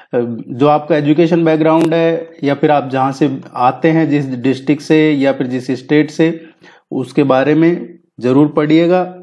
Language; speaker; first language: Hindi; native; Hindi